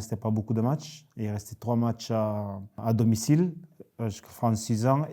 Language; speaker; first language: French; native; French